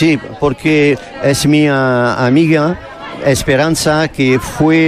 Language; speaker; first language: Spanish; non-native, learner; French